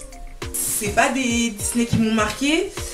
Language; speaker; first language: French; native; French